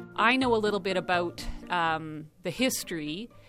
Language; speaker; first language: English; native; English